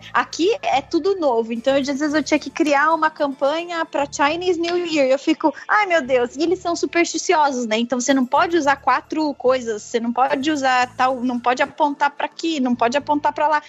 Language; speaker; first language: Portuguese; native; Portuguese